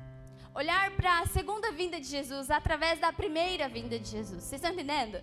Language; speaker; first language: Portuguese; native; Portuguese